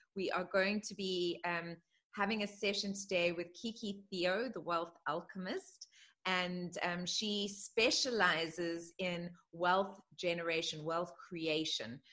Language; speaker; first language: English; native; English